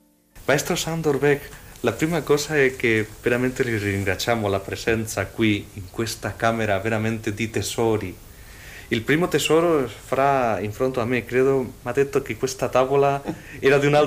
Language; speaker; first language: Italian; non-native, fluent; Spanish